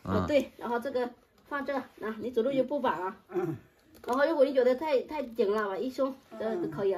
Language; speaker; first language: Chinese; native; Chinese